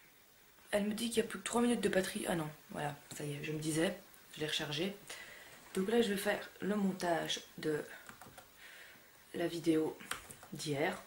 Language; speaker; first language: French; native; French